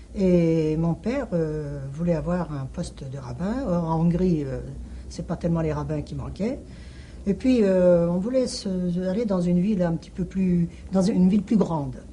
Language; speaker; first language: French; early bilingual, other home language; Hungarian